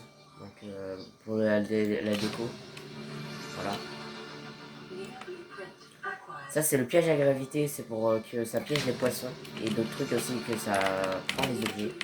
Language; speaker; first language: French; native; French